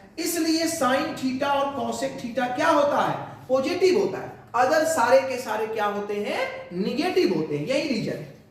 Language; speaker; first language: Hindi; native; Hindi